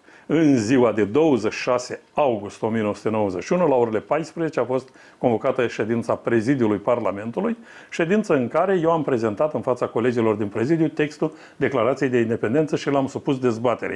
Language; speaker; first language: Romanian; native; Romanian